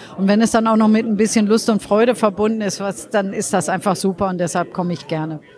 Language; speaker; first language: German; native; German